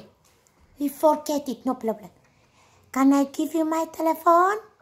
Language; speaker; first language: English; non-native, learner; Amharic